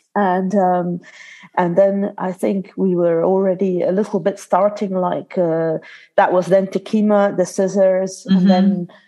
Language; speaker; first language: English; non-native, fluent; Dutch